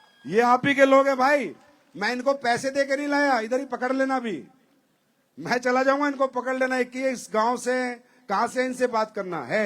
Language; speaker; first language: Hindi; native; Hindi